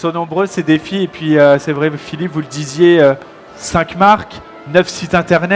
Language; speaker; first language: French; native; French